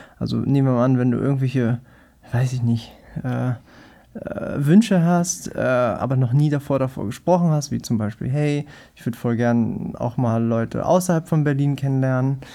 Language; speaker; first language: German; native; German